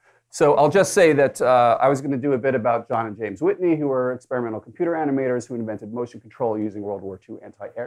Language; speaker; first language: English; native; English